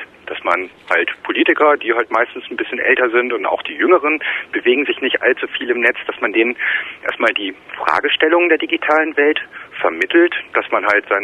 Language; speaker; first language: German; native; German